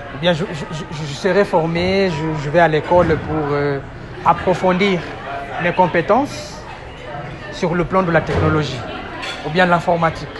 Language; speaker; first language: French; non-native, fluent; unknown